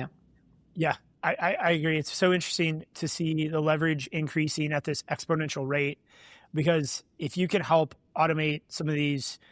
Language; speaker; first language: English; native; English